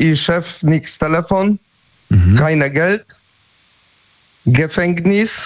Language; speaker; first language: German; non-native, learner; Polish